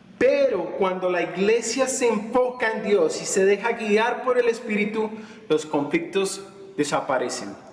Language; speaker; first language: Spanish; native; Spanish